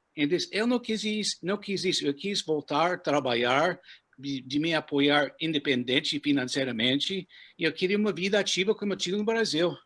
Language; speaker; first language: Portuguese; non-native, fluent; English